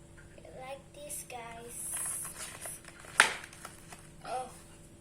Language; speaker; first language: English; non-native, learner; Indonesian